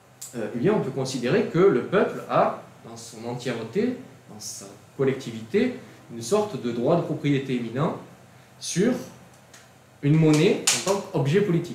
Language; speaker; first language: French; native; French